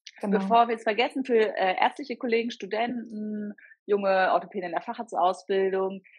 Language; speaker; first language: German; native; German